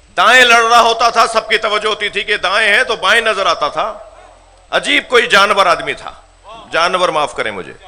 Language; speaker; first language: Urdu; non-native, local second language; Sindhi